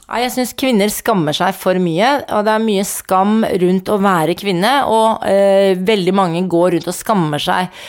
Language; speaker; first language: Norwegian; native; Norwegian